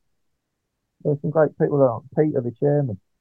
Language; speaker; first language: English; native; English